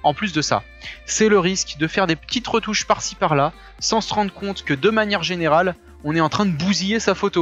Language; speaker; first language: French; native; French